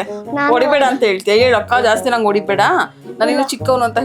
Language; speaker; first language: Kannada; native; Kannada